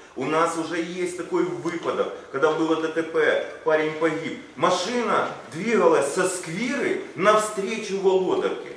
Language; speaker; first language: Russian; non-native, local second language; Ukrainian